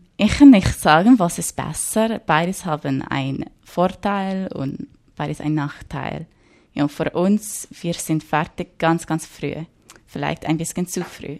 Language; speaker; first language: German; non-native, learner; English